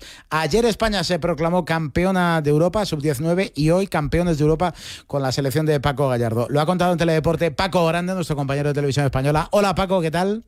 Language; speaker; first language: Spanish; native; Spanish